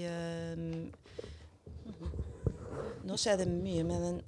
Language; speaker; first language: Norwegian; non-native, fluent; English